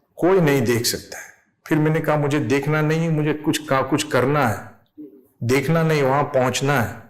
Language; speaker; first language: Urdu; non-native, fluent; English